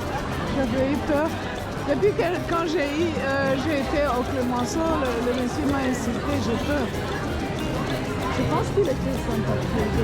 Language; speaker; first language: French; non-native, local second language; Kinyarwanda